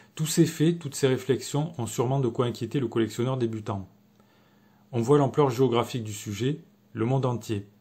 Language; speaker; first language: French; native; French